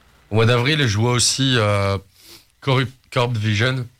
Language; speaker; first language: French; native; French